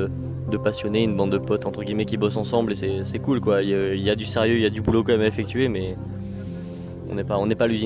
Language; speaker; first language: French; native; French